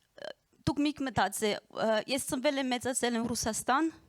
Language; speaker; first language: Armenian; early bilingual, heritage; Armenian